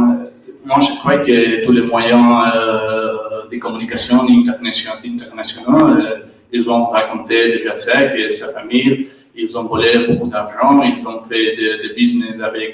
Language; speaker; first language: French; non-native, learner; Catalan